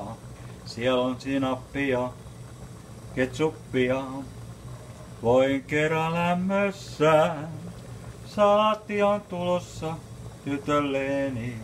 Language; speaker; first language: Finnish; native; Finnish